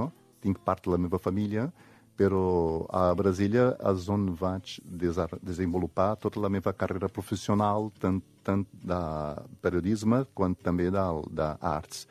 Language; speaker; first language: Catalan; non-native, fluent; Portuguese